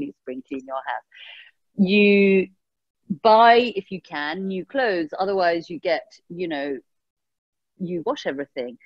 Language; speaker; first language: English; early bilingual, other home language; Persian